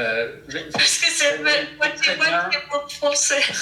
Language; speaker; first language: French; non-native, fluent; English